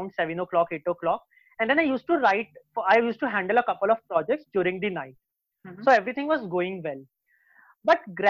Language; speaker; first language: English; non-native, local second language; Hindi